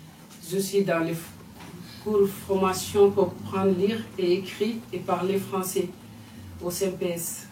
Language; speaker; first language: French; non-native, fluent; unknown